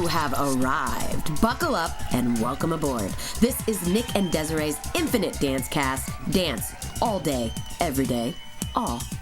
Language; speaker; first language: English; native; English